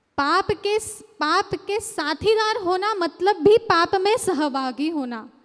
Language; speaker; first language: Hindi; non-native, local second language; Marathi